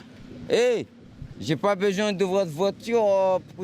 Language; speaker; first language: French; non-native, local second language; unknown